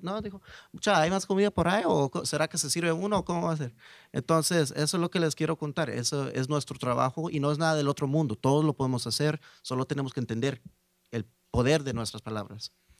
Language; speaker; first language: Spanish; early bilingual, heritage; Spanish